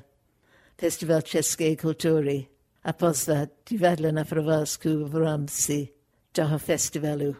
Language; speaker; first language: Czech; non-native, fluent; English